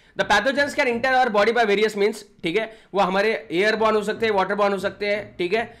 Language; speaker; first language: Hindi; non-native, local second language; Marathi